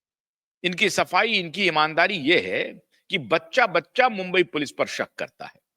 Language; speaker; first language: Hindi; native; Hindi